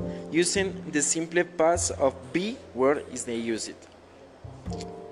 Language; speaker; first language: English; non-native, learner; Spanish